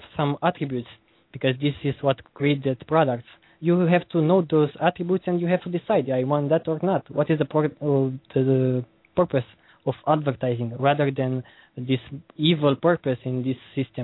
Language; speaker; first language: English; non-native, learner; Romanian